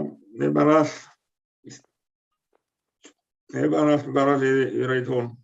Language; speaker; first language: Welsh; native; Welsh